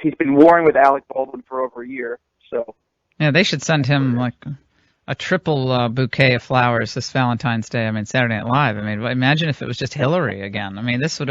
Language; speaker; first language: English; native; English